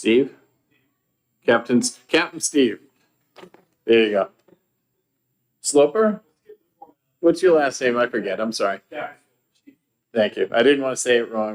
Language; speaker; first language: English; native; English